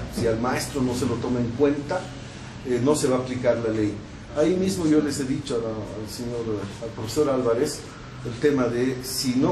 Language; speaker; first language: Spanish; native; Spanish